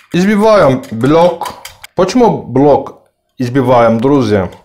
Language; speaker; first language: Russian; non-native, learner; Turkish